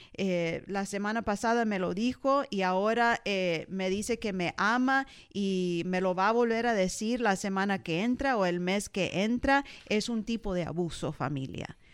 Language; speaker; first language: Spanish; early bilingual, heritage; English